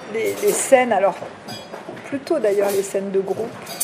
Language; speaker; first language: French; native; French